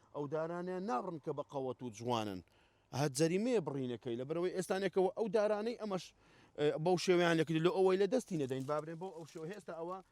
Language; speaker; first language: Central Kurdish; native; Central Kurdish